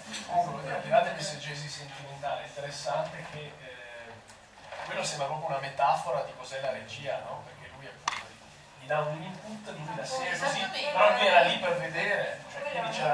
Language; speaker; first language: Italian; native; Italian